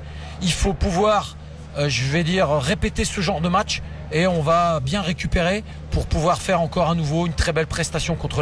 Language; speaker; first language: French; native; French